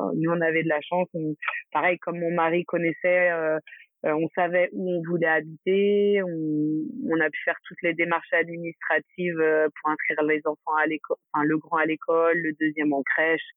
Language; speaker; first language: French; native; French